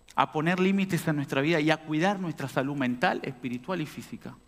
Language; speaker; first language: Spanish; native; Spanish